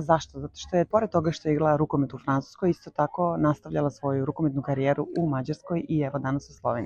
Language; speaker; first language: Croatian; native; Croatian